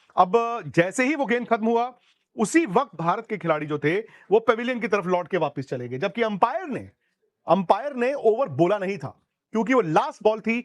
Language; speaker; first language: Hindi; native; Hindi